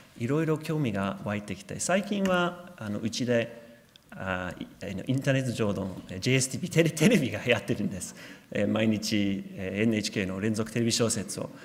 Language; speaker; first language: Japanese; non-native, fluent; English